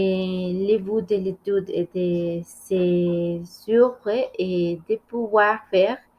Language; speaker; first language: French; non-native, learner; Spanish